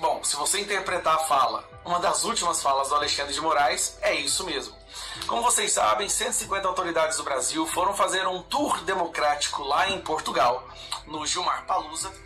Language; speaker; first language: Portuguese; native; Portuguese